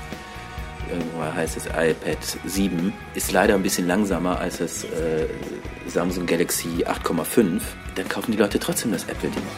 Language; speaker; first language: German; native; German